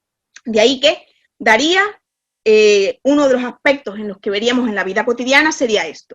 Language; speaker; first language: Spanish; native; Spanish